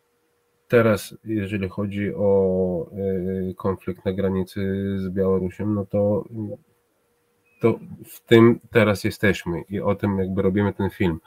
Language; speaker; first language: Polish; non-native, fluent; Hebrew